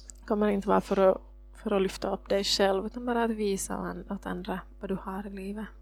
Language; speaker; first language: Swedish; non-native, fluent; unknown